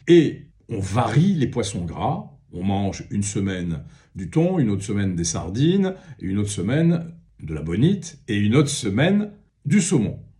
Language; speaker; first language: French; native; French